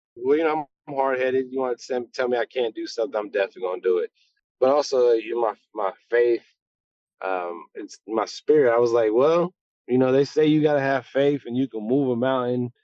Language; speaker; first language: English; native; English